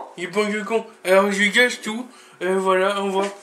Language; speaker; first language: French; native; French